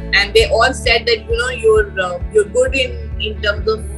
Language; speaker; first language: English; non-native, local second language; Hindi